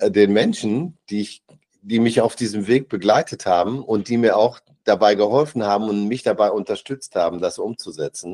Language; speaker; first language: German; native; German